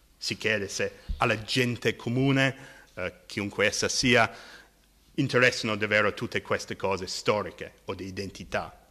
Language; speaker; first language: Italian; non-native, fluent; English